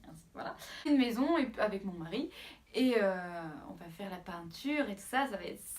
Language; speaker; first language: French; native; French